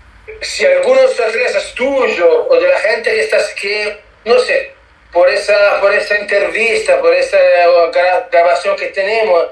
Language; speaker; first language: Spanish; non-native, learner; Italian